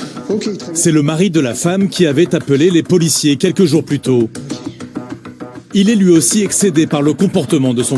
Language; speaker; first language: French; native; French